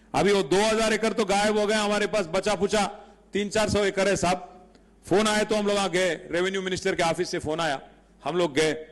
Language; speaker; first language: Hindi; non-native, local second language; Telugu